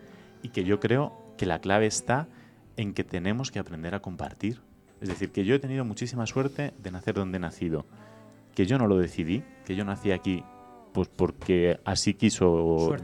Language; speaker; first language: Spanish; native; Spanish